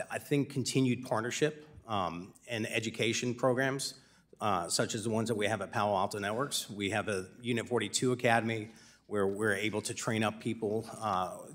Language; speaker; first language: English; native; English